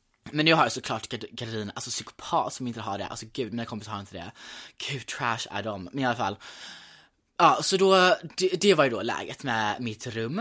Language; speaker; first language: Swedish; early bilingual, heritage; Swedish